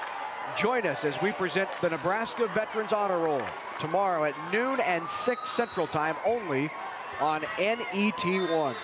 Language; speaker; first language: English; native; English